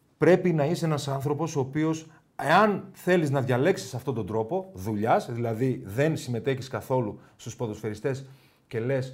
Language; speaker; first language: Greek; native; Greek